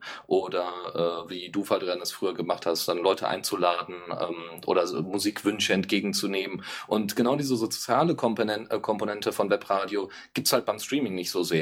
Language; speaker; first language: German; native; German